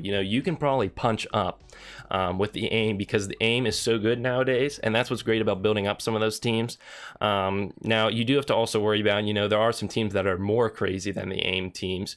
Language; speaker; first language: English; native; English